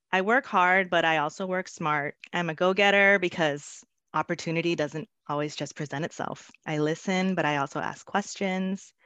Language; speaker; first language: English; native; English